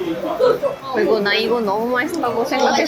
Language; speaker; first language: Korean; non-native, fluent; Swedish